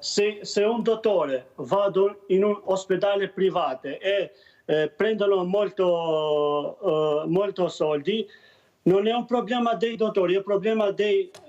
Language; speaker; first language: Italian; non-native, learner; Albanian